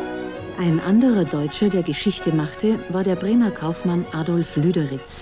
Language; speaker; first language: German; native; German